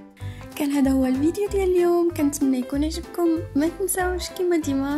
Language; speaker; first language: Arabic; native; Arabic